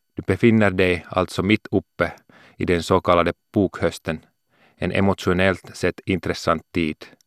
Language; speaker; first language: Swedish; non-native, local second language; Finnish